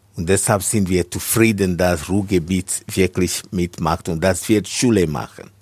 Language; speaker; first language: German; non-native, fluent; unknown